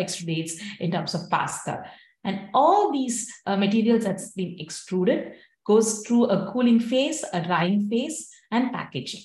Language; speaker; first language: English; non-native, local second language; Tamil